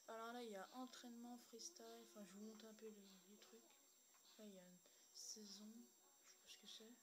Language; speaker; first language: French; native; French